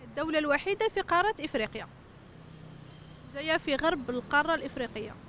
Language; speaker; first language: Arabic; native; Arabic